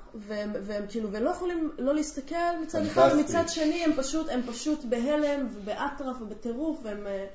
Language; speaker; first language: Hebrew; native; Hebrew